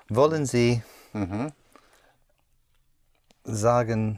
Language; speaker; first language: German; non-native, learner; English